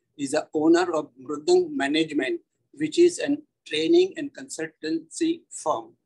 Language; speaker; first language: English; non-native, local second language; Gujarati